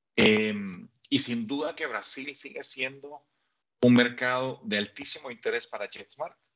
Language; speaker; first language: Spanish; native; Spanish